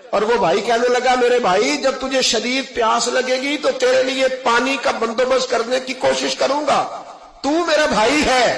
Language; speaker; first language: Urdu; non-native, local second language; Punjabi